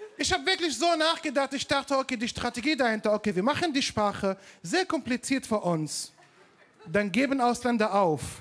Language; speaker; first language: German; non-native, fluent; Arabic